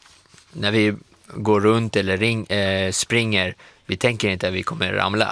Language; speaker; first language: Swedish; non-native, fluent; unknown